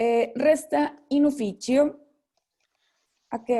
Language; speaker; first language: Italian; non-native, fluent; Spanish